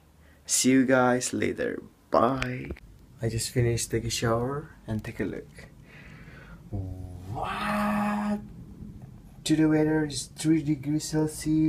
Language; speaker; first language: English; non-native, learner; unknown